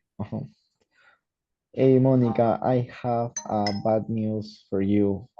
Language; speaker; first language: English; non-native, learner; Spanish